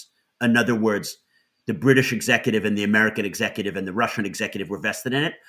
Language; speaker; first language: English; native; English